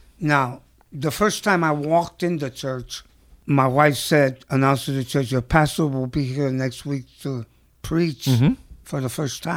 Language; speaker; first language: English; early bilingual, other home language; Spanish